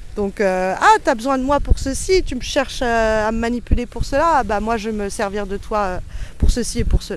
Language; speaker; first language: French; native; French